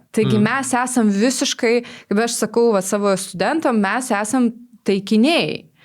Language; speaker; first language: Lithuanian; non-native, local second language; Polish